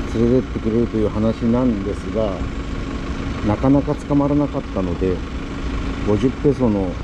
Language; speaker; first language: Japanese; native; Japanese